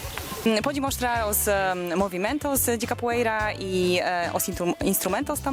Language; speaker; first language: Portuguese; non-native, learner; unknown